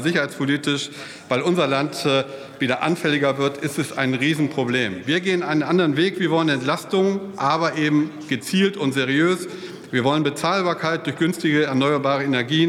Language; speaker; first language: German; native; German